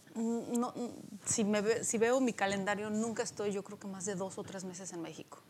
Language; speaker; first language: Spanish; early bilingual, other home language; Polish